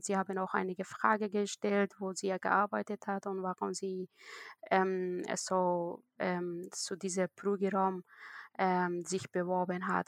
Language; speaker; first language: German; non-native, learner; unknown